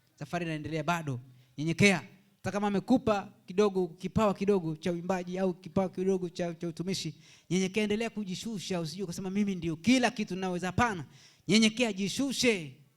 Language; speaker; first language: Swahili; native; Swahili